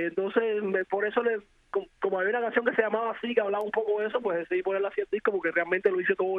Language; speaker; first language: Spanish; native; Spanish